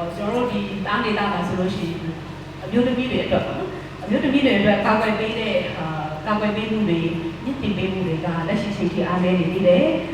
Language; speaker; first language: Burmese; non-native, local second language; Shwe Palaung